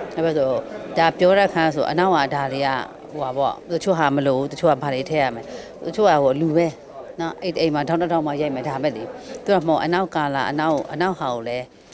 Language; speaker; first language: Burmese; native; Burmese